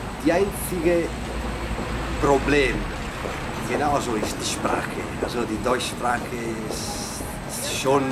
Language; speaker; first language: German; non-native, learner; Italian